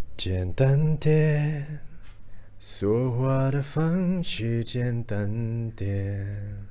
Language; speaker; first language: Chinese; non-native, learner; Thai